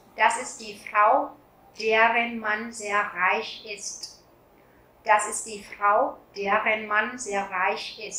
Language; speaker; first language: German; non-native, fluent; Vietnamese